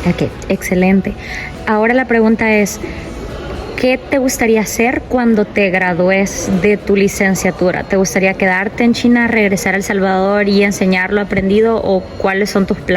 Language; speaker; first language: Spanish; native; Spanish